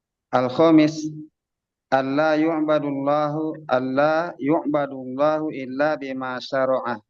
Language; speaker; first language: Arabic; non-native, learner; Indonesian